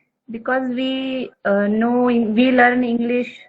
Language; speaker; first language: English; non-native, learner; Hindi